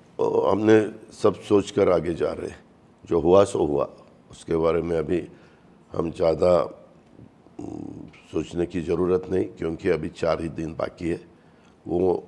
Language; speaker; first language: Hindi; non-native, local second language; Marathi